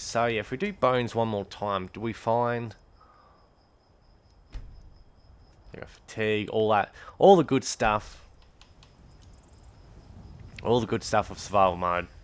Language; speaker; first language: English; native; English